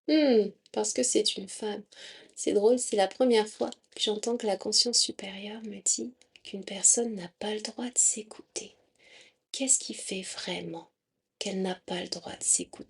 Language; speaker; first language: French; native; French